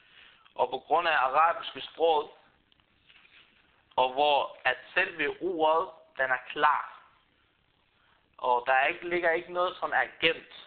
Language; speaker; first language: Danish; non-native, fluent; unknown